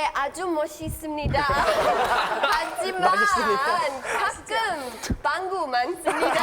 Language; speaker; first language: Korean; non-native, learner; English